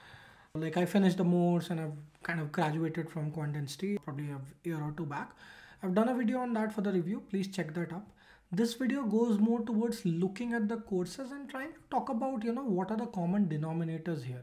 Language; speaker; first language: English; non-native, local second language; Hindi